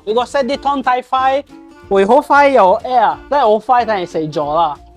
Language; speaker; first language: Cantonese; non-native, learner; Italian